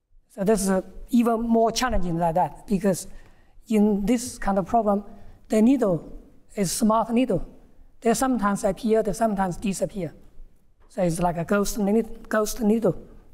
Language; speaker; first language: English; non-native, fluent; Chinese